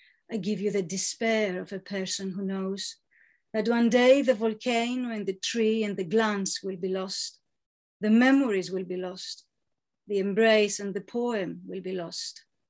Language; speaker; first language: English; non-native, fluent; Greek